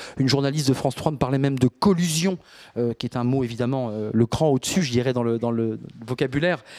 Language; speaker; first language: French; native; French